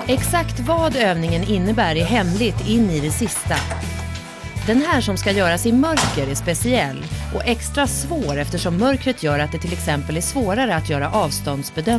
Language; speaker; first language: Swedish; native; Swedish